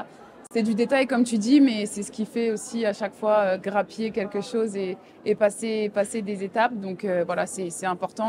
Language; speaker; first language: French; native; French